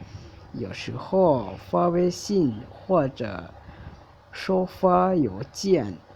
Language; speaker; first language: Chinese; non-native, learner; Lao